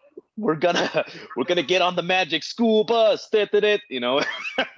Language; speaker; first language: English; native; English